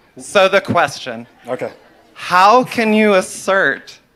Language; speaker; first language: English; native; English